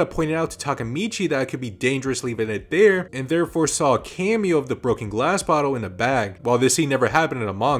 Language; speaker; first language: English; native; English